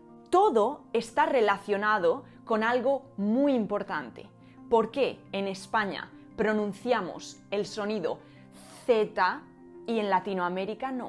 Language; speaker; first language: Spanish; native; Spanish